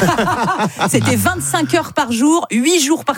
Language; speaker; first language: French; native; French